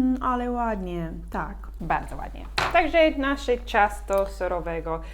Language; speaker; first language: Polish; non-native, learner; English